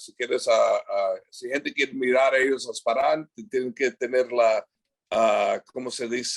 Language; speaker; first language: Spanish; early bilingual, heritage; English